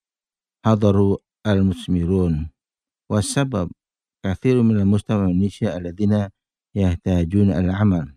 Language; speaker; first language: Arabic; non-native, fluent; Indonesian